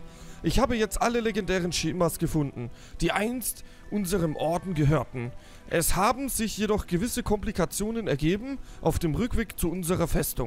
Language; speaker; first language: German; native; German